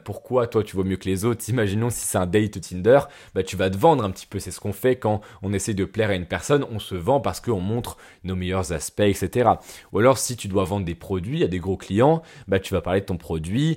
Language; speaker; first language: French; native; French